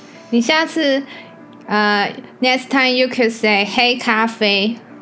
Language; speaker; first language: English; non-native, learner; Chinese